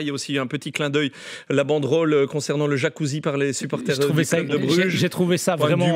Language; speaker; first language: French; native; French